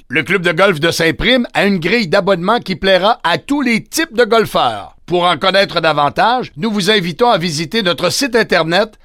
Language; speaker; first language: French; native; French